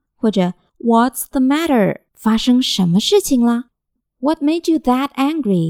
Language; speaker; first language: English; non-native, fluent; Chinese